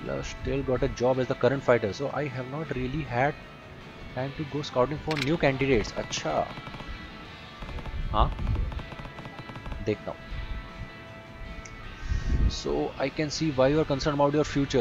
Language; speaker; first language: English; non-native, local second language; Hindi